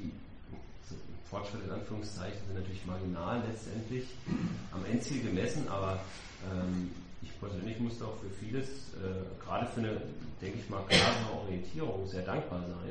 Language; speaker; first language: German; native; German